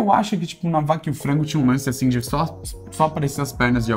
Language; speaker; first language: Portuguese; native; Portuguese